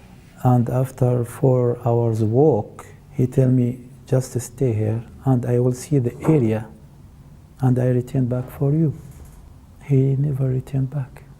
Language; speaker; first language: English; non-native, learner; Arabic